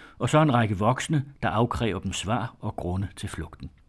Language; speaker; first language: Danish; native; Danish